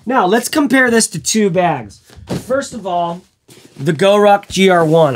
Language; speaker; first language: English; native; English